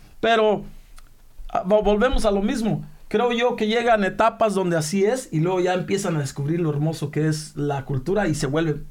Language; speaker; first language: Spanish; native; Spanish